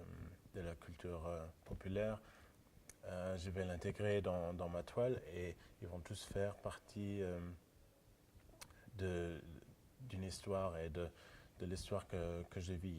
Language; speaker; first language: French; non-native, local second language; Luxembourgish